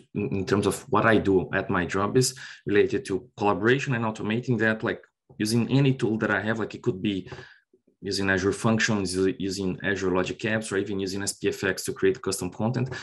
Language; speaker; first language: English; non-native, fluent; Portuguese